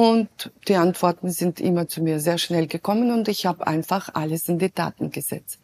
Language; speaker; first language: German; non-native, fluent; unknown